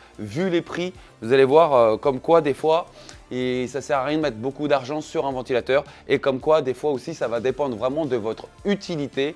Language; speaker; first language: French; native; French